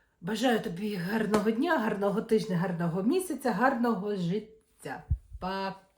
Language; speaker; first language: Ukrainian; non-native, local second language; Russian